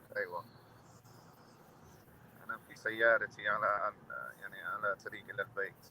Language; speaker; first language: Arabic; non-native, learner; English